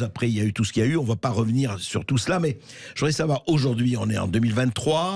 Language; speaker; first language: French; native; French